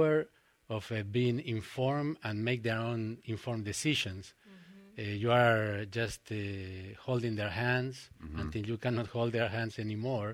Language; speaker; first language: English; non-native, fluent; Spanish